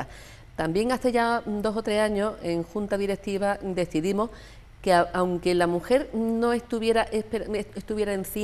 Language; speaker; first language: Spanish; native; Spanish